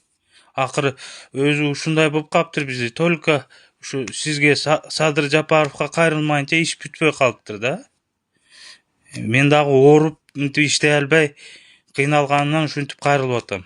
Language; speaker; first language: Kyrgyz; native; Kyrgyz